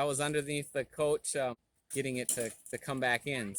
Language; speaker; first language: English; native; English